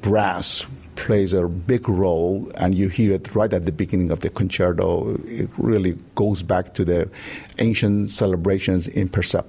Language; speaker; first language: English; non-native, fluent; Persian